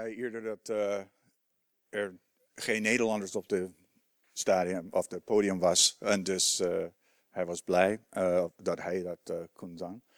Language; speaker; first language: Dutch; non-native, learner; English